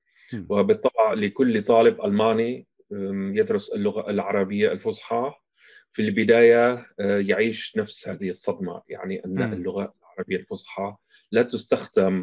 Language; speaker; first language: Arabic; non-native, fluent; German